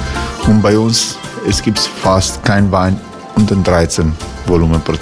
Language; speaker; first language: German; non-native, fluent; Croatian